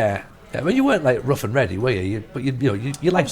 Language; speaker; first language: English; native; English